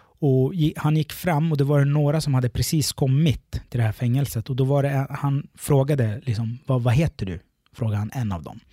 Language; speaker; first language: Swedish; early bilingual, other home language; Arabic